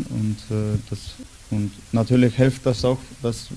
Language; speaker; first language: German; non-native, learner; Icelandic